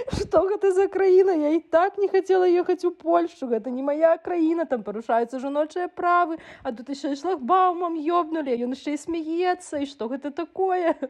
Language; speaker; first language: Belarusian; native; Belarusian